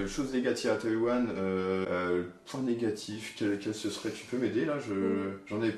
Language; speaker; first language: French; native; French